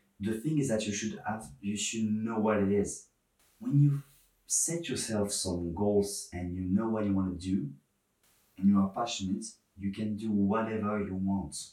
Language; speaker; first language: English; non-native, fluent; French